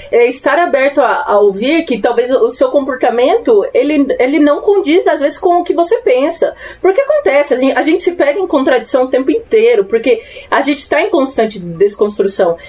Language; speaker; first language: Portuguese; early bilingual, other home language; Spanish